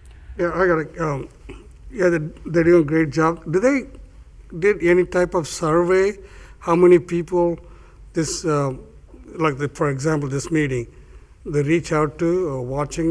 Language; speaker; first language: English; non-native, fluent; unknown